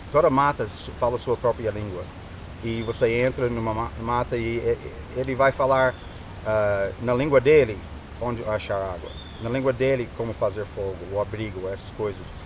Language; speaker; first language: Portuguese; non-native, fluent; English